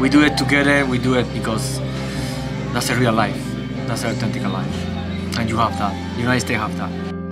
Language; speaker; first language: English; non-native, learner; Spanish